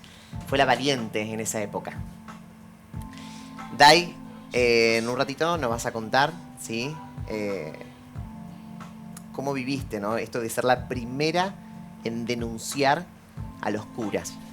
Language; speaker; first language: Spanish; native; Spanish